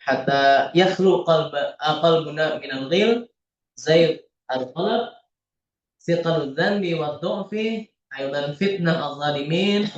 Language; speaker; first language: Arabic; non-native, fluent; Indonesian